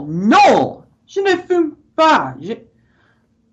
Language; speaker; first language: French; non-native, learner; English